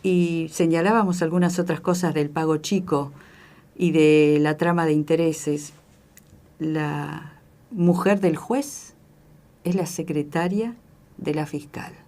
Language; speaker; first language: Spanish; native; Spanish